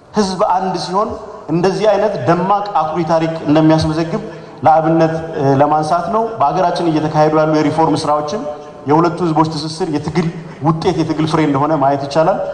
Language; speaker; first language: Amharic; non-native, local second language; Oromo